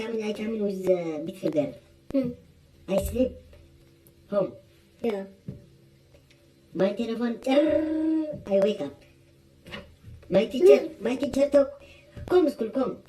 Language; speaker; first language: English; non-native, learner; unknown